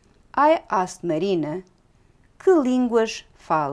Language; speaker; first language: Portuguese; non-native, fluent; Konkani